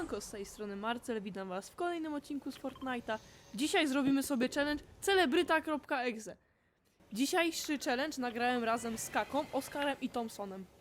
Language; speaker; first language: Polish; native; Polish